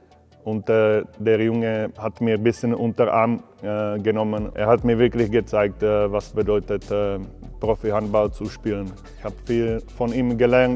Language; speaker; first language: German; non-native, fluent; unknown